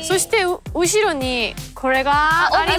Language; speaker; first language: Japanese; non-native, learner; Korean